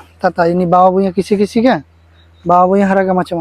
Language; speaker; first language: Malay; non-native, learner; Bangla